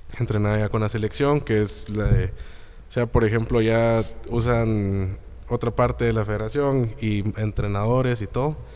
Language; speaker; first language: Spanish; native; Spanish